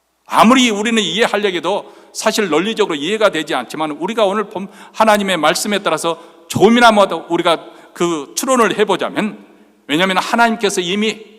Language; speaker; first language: Korean; native; Korean